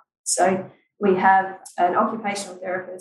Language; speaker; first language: English; native; English